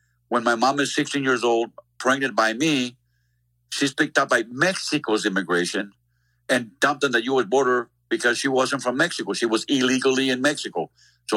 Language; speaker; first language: English; native; English